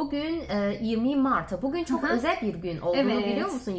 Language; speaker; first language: Turkish; non-native, learner; Chinese